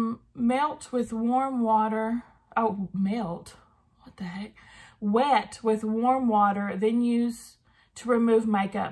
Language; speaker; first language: English; native; English